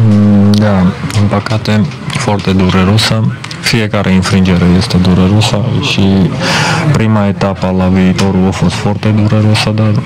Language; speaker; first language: Romanian; non-native, fluent; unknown